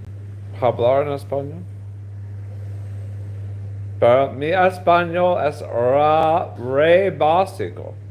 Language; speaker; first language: Spanish; non-native, learner; English